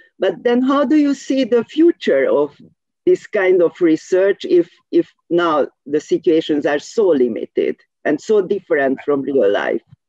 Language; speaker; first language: English; non-native, fluent; Hungarian